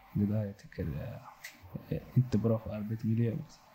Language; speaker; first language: Swedish; non-native, local second language; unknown